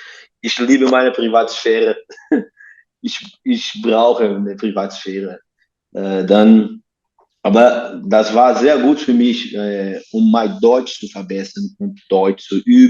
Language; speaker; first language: German; non-native, learner; Portuguese